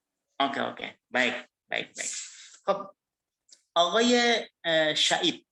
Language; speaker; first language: Persian; non-native, fluent; Indonesian